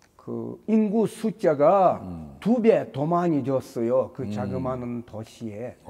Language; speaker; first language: Korean; non-native, learner; Russian